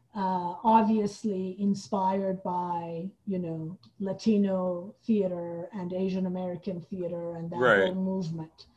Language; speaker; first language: English; non-native, fluent; Persian